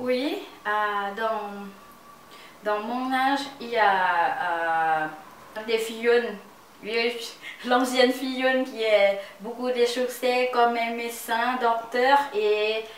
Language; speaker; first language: French; non-native, learner; Lao